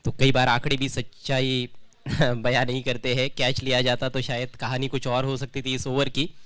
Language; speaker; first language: Hindi; non-native, local second language; Marathi